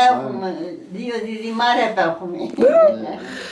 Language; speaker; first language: Greek; early bilingual, heritage; Greek